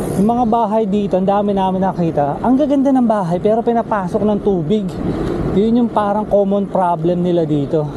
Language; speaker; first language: Filipino; non-native, local second language; Pampanga